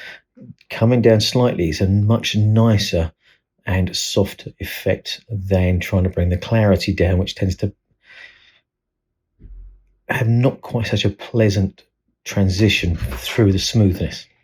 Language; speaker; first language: English; native; English